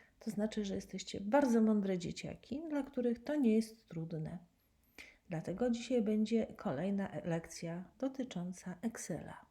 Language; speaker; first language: Polish; native; Polish